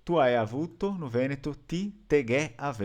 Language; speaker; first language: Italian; non-native, fluent; Portuguese